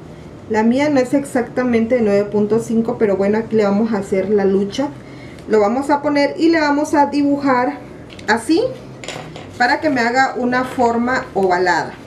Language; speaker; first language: Spanish; native; Spanish